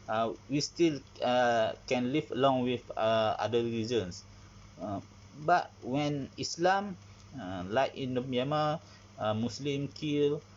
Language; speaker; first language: English; non-native, learner; Malay